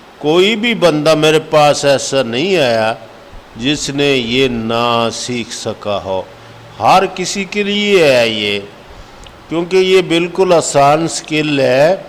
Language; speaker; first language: Urdu; non-native, local second language; Punjabi